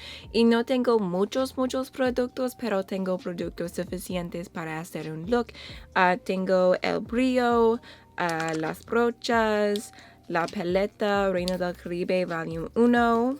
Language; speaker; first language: Spanish; non-native, learner; English